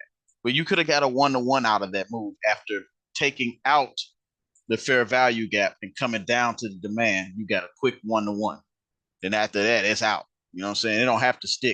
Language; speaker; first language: English; native; English